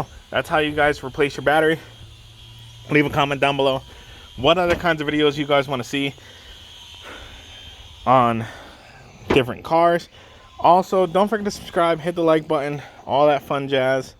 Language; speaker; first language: English; native; English